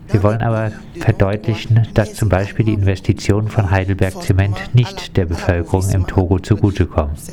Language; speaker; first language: German; non-native, fluent; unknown